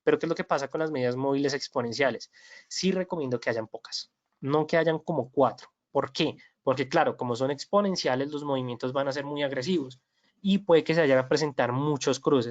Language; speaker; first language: Spanish; native; Spanish